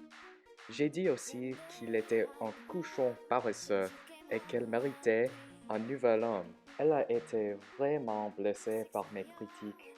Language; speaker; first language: French; non-native, learner; English